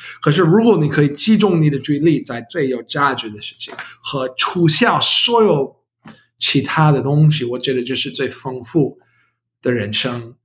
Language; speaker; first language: Chinese; non-native, learner; English